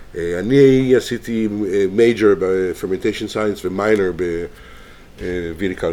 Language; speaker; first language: Hebrew; native; Hebrew